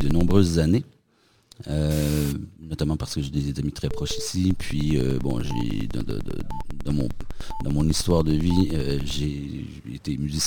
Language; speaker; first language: French; native; French